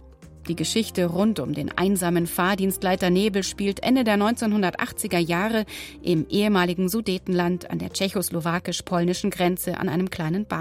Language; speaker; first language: German; native; German